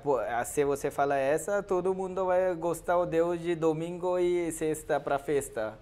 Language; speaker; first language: Portuguese; non-native, learner; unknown